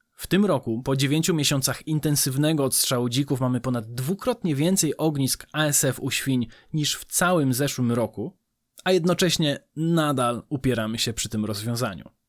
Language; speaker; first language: Polish; native; Polish